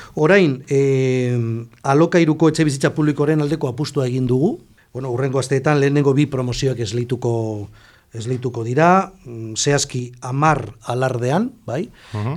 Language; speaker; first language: Basque; non-native, local second language; Spanish